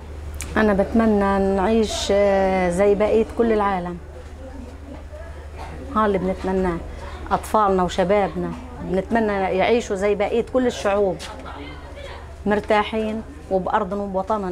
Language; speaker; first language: Arabic; native; Arabic